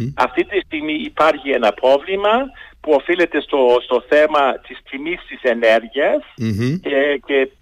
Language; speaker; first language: Greek; non-native, fluent; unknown